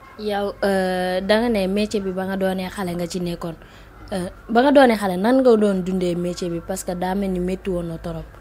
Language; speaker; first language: Wolof; native; Wolof